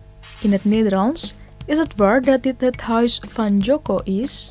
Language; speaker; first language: Dutch; non-native, fluent; Indonesian